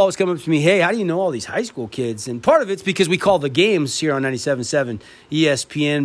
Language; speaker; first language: English; native; English